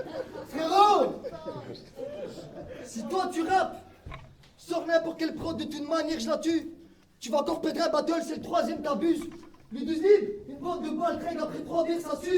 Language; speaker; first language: French; native; French